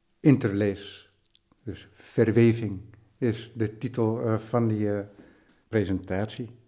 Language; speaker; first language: Dutch; native; Dutch